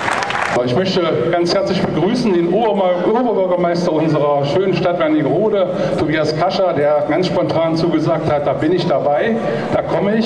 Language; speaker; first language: German; native; German